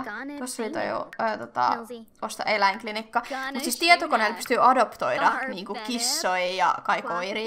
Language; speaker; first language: Finnish; native; Finnish